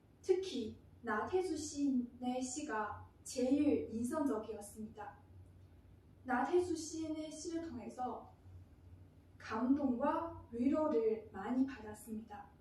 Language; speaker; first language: Korean; non-native, fluent; Chinese